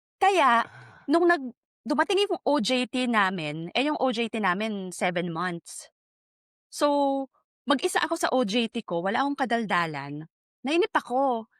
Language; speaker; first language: Filipino; native; Filipino